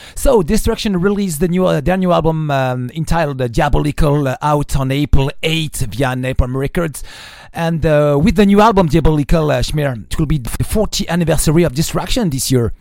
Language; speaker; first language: English; non-native, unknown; French